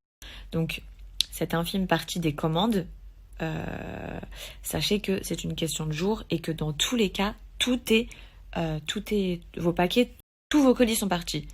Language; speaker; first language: French; native; French